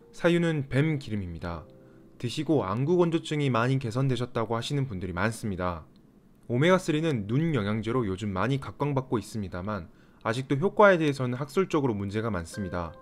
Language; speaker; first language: Korean; native; Korean